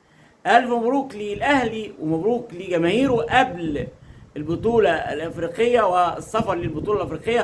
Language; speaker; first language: Arabic; native; Arabic